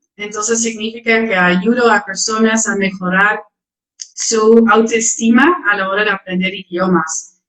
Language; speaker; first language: Spanish; non-native, fluent; Dutch